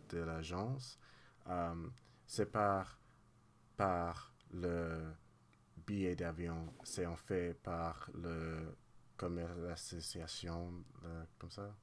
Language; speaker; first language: French; non-native, learner; English